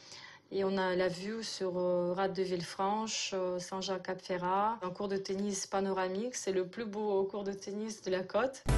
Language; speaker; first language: French; non-native, fluent; Russian